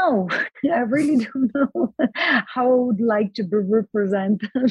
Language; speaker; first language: English; non-native, fluent; Portuguese